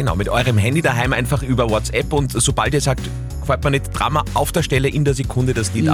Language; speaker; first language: German; native; German